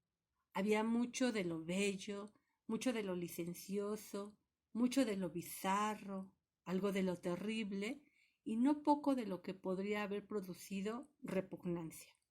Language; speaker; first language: Spanish; native; Spanish